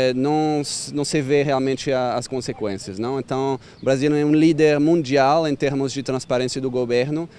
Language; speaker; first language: Portuguese; non-native, fluent; French